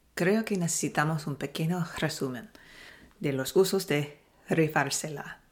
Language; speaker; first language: Spanish; native; Spanish